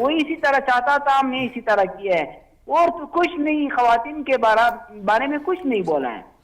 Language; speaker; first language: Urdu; non-native, learner; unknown